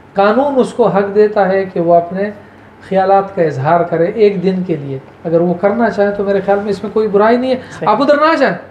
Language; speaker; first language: Urdu; native; Urdu